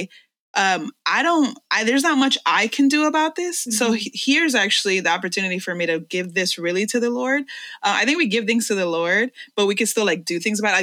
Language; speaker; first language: English; early bilingual, other home language; Spanish